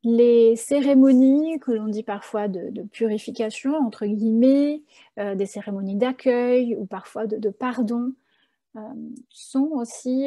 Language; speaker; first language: French; native; French